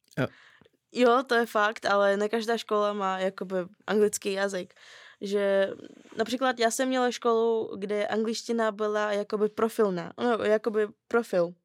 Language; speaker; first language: Czech; non-native, fluent; Russian